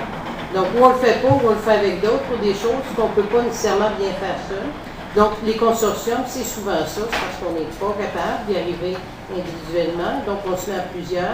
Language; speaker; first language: French; native; French